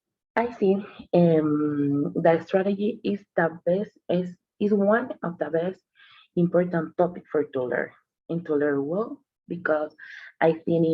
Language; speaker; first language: English; non-native, learner; Spanish